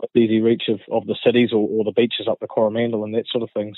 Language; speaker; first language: English; native; English